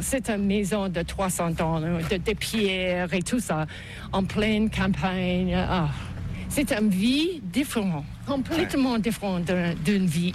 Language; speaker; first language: French; non-native, local second language; English